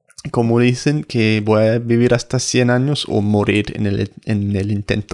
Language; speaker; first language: Spanish; non-native, fluent; English